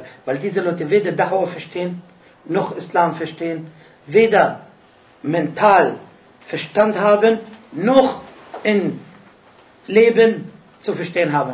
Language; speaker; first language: German; non-native, fluent; Arabic